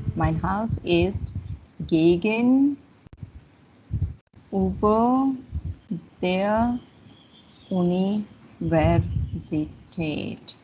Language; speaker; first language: German; non-native, fluent; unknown